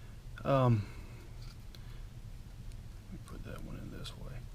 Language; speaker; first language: English; native; English